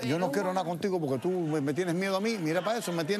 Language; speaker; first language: Spanish; native; Spanish